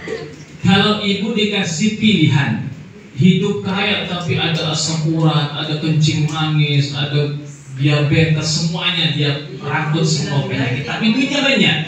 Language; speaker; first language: Indonesian; native; Indonesian